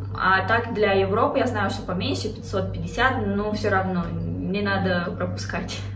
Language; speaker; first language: Russian; non-native, fluent; Romanian